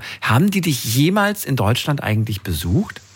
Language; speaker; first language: German; native; German